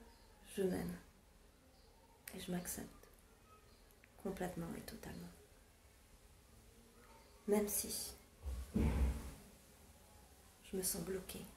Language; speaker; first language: French; non-native, fluent; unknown